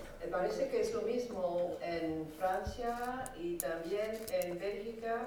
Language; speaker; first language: Spanish; non-native, fluent; French